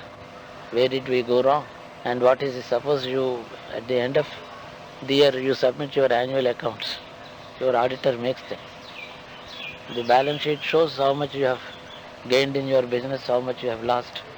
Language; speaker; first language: English; non-native, local second language; Telugu